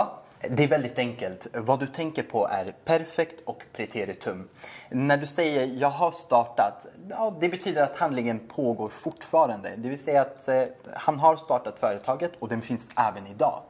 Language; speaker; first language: Swedish; native; Swedish